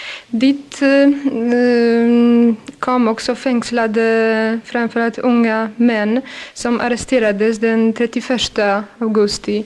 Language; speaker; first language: Swedish; non-native, fluent; Polish